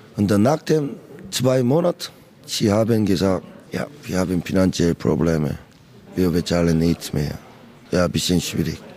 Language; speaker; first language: German; non-native, learner; Korean